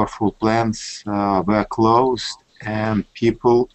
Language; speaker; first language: English; non-native, learner; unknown